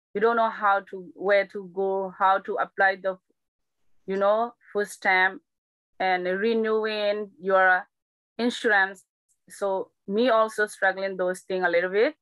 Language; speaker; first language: English; non-native, learner; Burmese